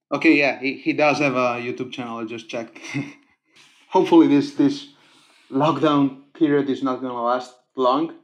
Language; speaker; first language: English; non-native, fluent; Italian